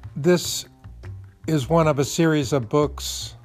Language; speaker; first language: English; native; English